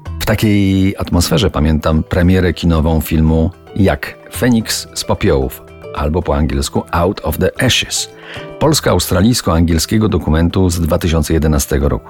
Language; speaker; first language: Polish; native; Polish